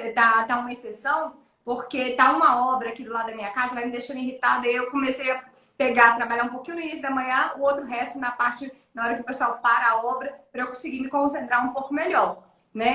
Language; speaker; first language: Portuguese; native; Portuguese